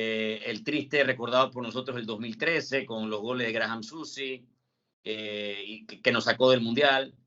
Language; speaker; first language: Spanish; native; Spanish